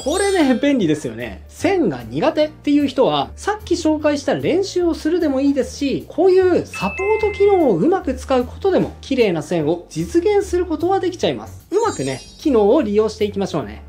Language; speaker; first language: Japanese; native; Japanese